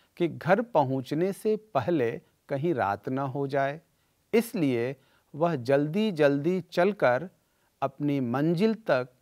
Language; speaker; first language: Hindi; native; Hindi